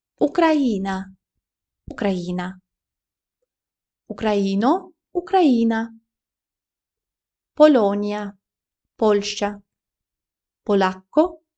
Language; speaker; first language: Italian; non-native, fluent; Ukrainian